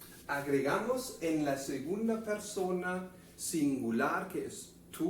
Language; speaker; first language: Spanish; non-native, fluent; German